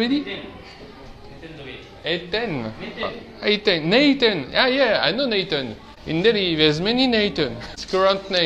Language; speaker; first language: English; non-native, learner; French